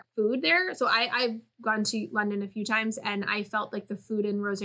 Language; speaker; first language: English; native; English